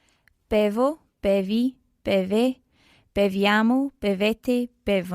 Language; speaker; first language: Italian; non-native, learner; English